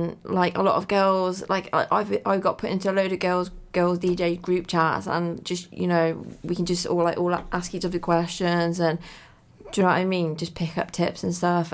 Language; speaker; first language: English; native; English